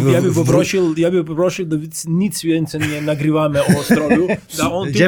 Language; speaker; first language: Polish; non-native, learner; Croatian